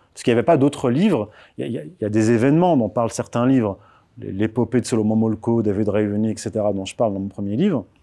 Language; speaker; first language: French; early bilingual, other home language; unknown